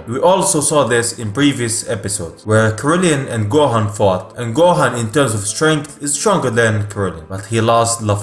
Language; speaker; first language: English; non-native, fluent; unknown